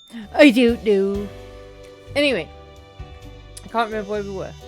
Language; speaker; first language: English; native; English